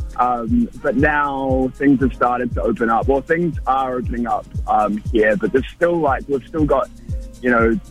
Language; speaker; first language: English; native; English